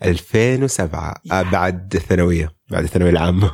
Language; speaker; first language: Arabic; early bilingual, heritage; Arabic